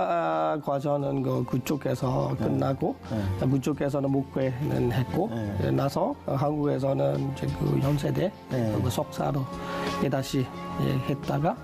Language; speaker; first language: Korean; non-native, learner; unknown